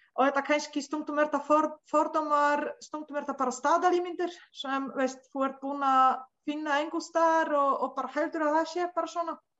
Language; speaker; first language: Icelandic; non-native, fluent; Polish